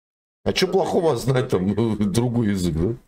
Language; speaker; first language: Russian; native; Russian